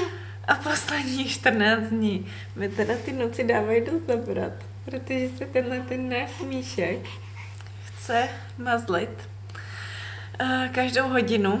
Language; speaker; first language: Czech; native; Czech